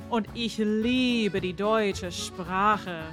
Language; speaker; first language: German; non-native, fluent; English